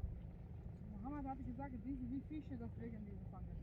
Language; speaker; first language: German; non-native, learner; Arabic